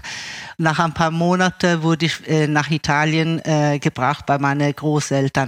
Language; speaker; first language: German; early bilingual, other home language; Italian